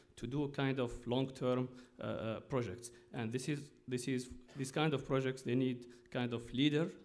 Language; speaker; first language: English; non-native, fluent; Arabic